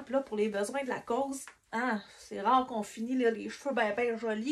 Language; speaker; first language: French; native; French